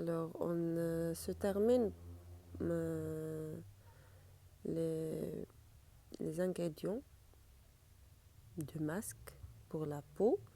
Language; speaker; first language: French; non-native, learner; Arabic